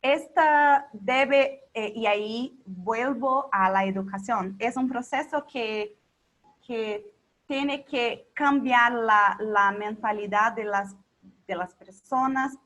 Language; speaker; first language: Spanish; non-native, local second language; Portuguese